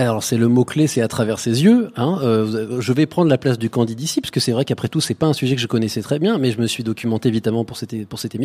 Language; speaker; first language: French; native; French